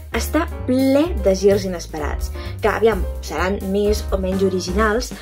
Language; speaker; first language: Catalan; native; Catalan